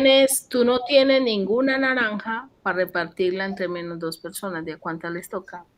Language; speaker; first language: Spanish; native; Spanish